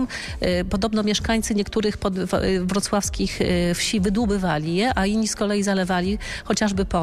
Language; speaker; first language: Polish; native; Polish